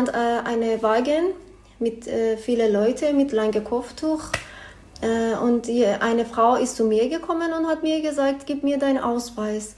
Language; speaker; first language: German; non-native, learner; Persian